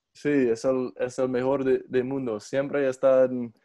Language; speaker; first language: Spanish; non-native, learner; English